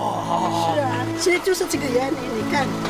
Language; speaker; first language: Chinese; non-native, fluent; Filipino